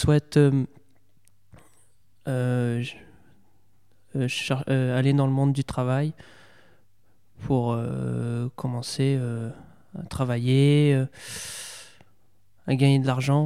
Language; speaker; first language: French; native; French